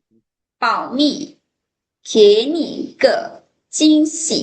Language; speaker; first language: Chinese; non-native, fluent; Lao